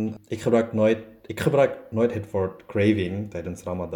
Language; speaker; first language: Dutch; non-native, learner; German